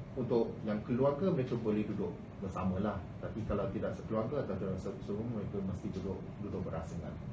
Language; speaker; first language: Malay; non-native, local second language; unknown